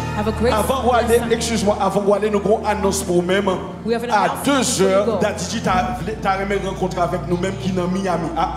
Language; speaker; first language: French; non-native, local second language; Haitian Creole